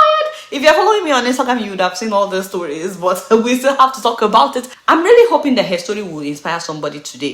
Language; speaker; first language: English; non-native, local second language; Yoruba